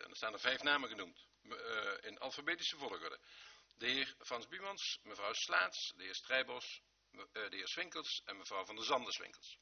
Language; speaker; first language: Dutch; native; Dutch